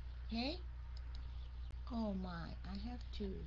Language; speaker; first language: English; non-native, fluent; Vietnamese